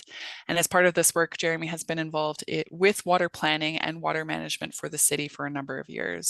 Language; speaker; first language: English; native; English